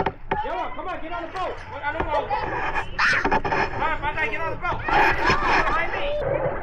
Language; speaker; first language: English; early bilingual, other home language; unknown